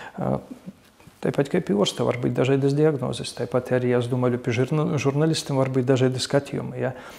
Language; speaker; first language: Latvian; native; Latvian